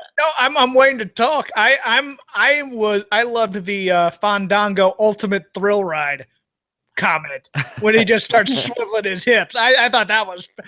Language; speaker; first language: English; native; English